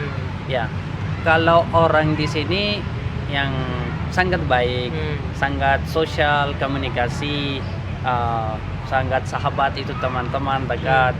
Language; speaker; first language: Indonesian; non-native, learner; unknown